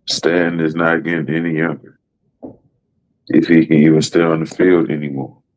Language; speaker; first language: English; native; English